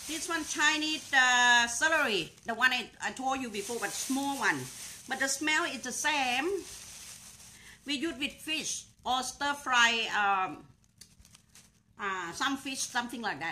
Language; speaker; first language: English; non-native, learner; Thai